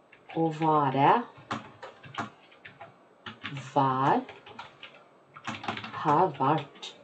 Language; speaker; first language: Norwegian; non-native, fluent; Portuguese